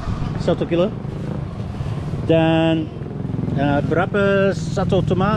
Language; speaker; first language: Indonesian; non-native, learner; English